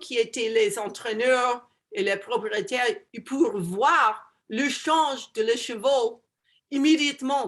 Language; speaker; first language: French; non-native, learner; English